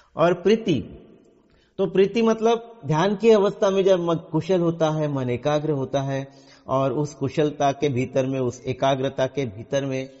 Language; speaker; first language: Hindi; non-native, local second language; Marathi